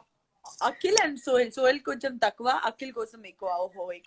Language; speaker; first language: Telugu; non-native, local second language; Gujarati